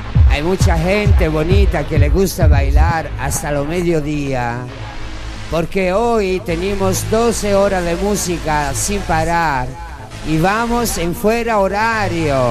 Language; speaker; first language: Spanish; non-native, learner; Italian